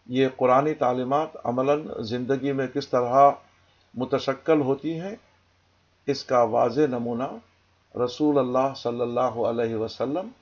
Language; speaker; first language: Urdu; native; Urdu